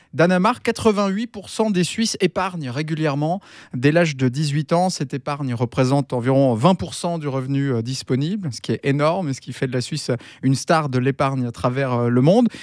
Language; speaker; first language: French; native; French